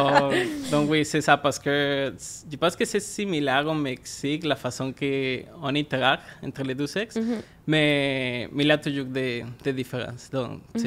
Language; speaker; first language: French; non-native, fluent; Spanish